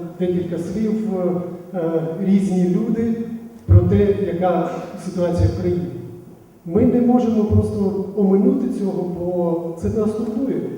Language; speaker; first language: Ukrainian; non-native, local second language; Russian